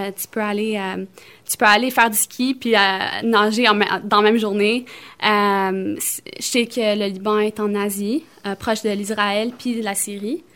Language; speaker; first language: French; early bilingual, other home language; Arabic